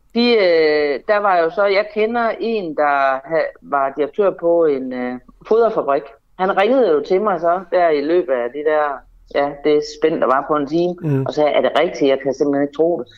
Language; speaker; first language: Danish; native; Danish